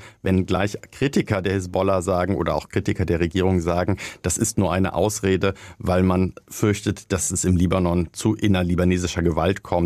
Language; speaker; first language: German; native; German